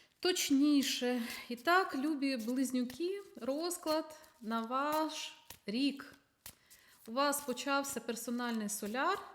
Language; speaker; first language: Ukrainian; non-native, local second language; Russian